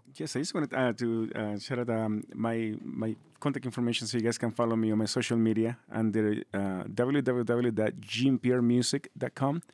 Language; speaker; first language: English; non-native, fluent; Spanish